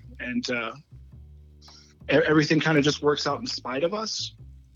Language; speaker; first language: English; native; English